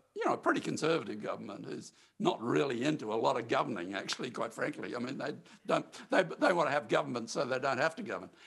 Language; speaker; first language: English; native; English